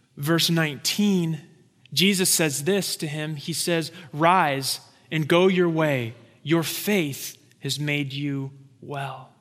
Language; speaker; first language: English; native; English